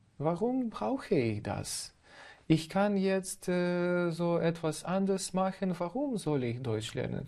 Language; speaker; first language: German; non-native, fluent; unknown